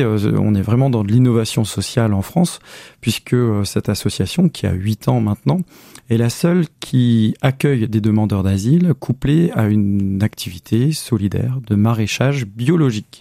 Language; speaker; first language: French; native; French